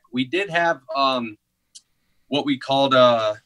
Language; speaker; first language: English; native; English